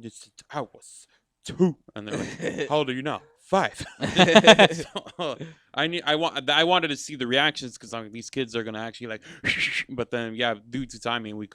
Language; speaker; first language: English; native; English